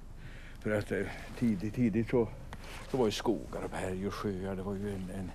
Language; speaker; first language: Swedish; native; Swedish